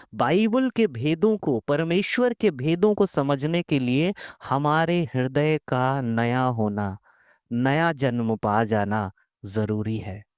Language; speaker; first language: Hindi; native; Hindi